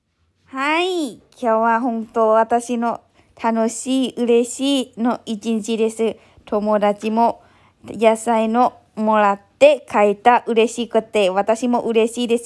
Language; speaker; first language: Japanese; non-native, learner; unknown